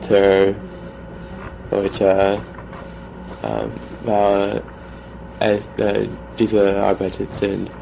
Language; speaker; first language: German; non-native, learner; English